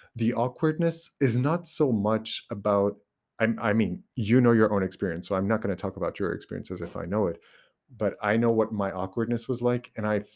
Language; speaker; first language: English; non-native, fluent; Portuguese